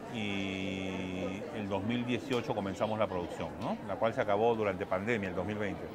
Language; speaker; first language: Spanish; native; Spanish